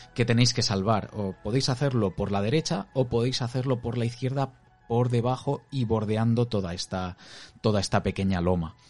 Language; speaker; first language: Spanish; native; Spanish